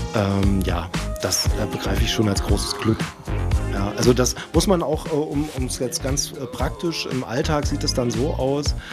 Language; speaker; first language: German; native; German